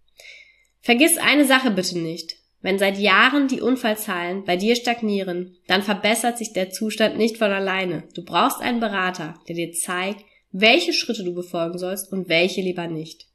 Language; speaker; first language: German; native; German